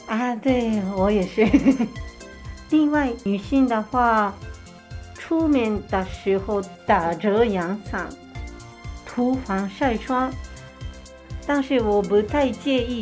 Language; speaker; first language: Chinese; non-native, fluent; Japanese